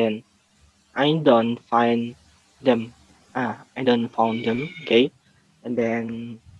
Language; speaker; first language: English; non-native, learner; Indonesian